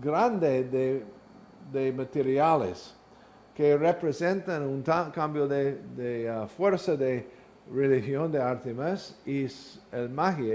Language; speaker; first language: Spanish; non-native, learner; English